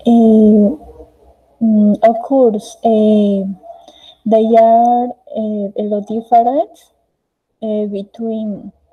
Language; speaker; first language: English; non-native, learner; Spanish